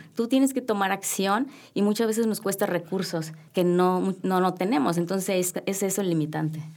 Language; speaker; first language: Spanish; native; Spanish